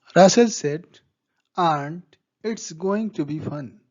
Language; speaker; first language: English; non-native, local second language; Hindi